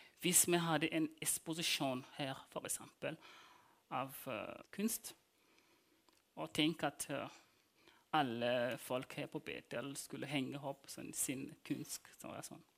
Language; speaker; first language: Norwegian; non-native, fluent; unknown